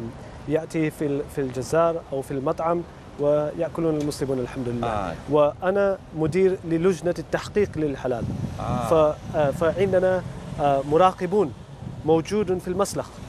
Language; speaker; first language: Arabic; non-native, learner; Urdu